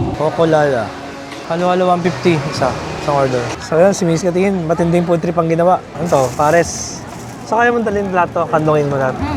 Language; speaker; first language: Filipino; native; Filipino